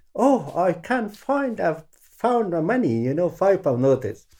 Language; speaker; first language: English; non-native, learner; Persian